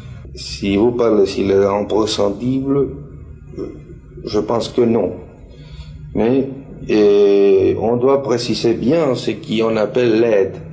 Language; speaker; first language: French; non-native, fluent; Spanish